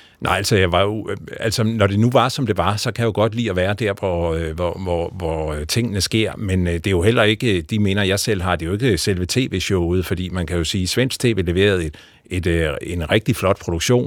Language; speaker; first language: Danish; native; Danish